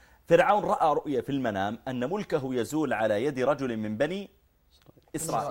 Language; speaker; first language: Arabic; native; Arabic